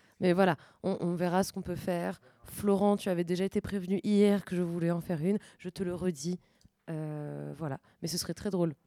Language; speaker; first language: French; native; French